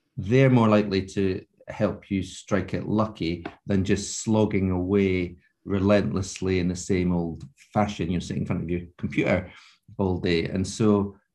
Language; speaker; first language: English; native; English